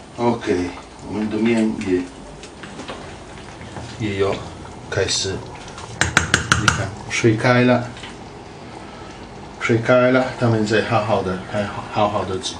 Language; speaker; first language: Chinese; non-native, fluent; Italian